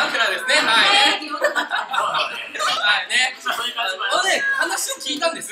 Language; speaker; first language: Japanese; native; Japanese